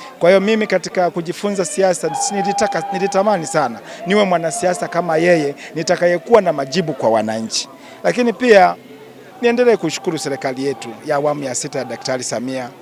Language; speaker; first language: Swahili; native; Swahili